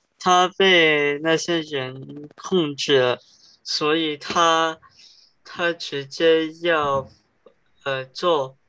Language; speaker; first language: Chinese; early bilingual, heritage; Chinese